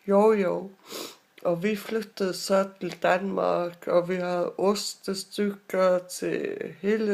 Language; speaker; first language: Danish; non-native, local second language; Faroese